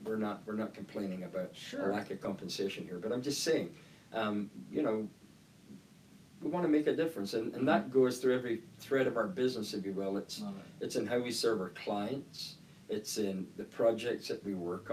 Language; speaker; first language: English; native; English